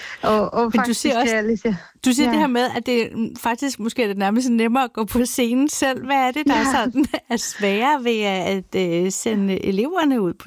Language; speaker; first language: Danish; native; Danish